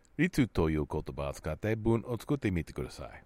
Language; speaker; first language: Japanese; non-native, learner; English